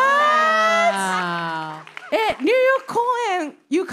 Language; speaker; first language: English; non-native, learner; Japanese